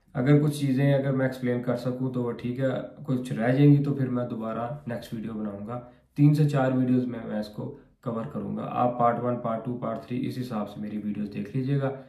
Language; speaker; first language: Urdu; non-native, local second language; Punjabi